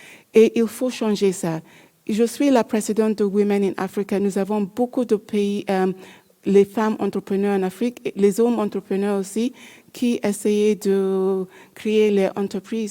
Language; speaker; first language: French; non-native, learner; English